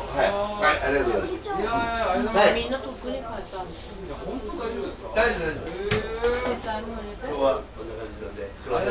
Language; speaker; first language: Japanese; native; Japanese